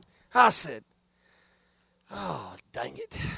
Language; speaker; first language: English; native; English